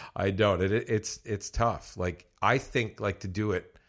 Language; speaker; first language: English; native; English